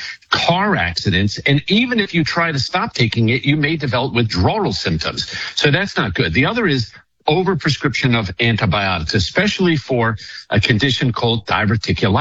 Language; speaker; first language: English; native; English